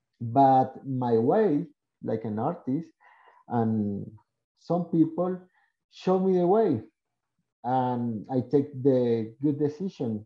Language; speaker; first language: English; non-native, learner; Spanish